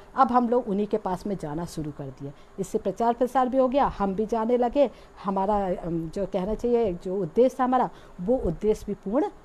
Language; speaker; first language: Hindi; native; Hindi